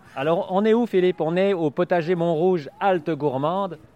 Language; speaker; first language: French; native; French